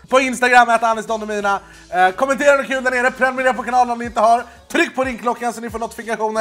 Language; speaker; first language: Swedish; native; Swedish